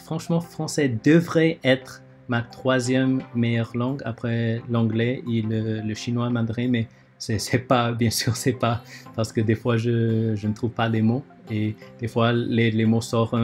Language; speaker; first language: French; early bilingual, other home language; Chinese